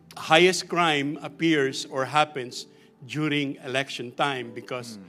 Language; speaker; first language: English; non-native, local second language; Filipino